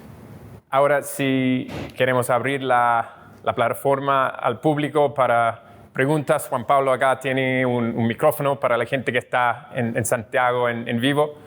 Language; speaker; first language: Spanish; non-native, fluent; English